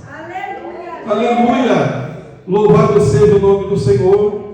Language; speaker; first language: Portuguese; native; Portuguese